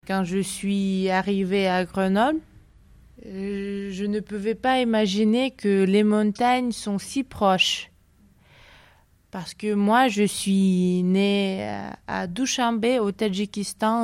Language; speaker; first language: French; non-native, learner; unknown